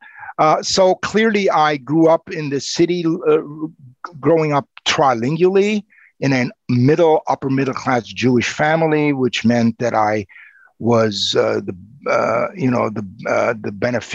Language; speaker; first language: English; non-native, fluent; Romanian